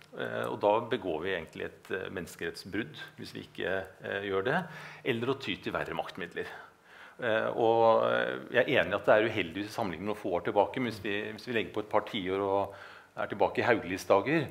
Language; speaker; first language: Norwegian; native; Norwegian